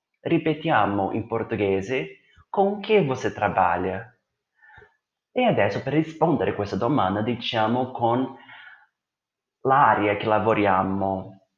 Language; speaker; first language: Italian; non-native, fluent; Portuguese